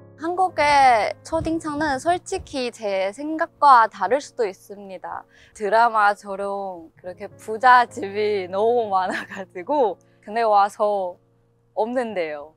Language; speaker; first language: Korean; non-native, fluent; Chinese